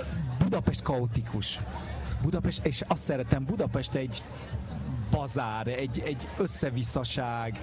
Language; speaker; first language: Hungarian; early bilingual, heritage; French